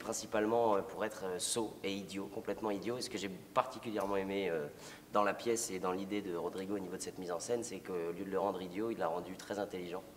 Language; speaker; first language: French; native; French